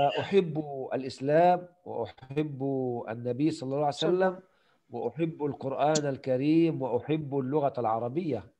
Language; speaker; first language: Arabic; non-native, fluent; Indonesian